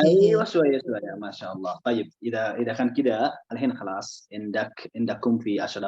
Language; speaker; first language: Arabic; non-native, fluent; Indonesian